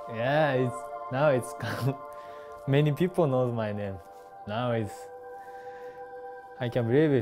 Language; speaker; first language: English; non-native, learner; Japanese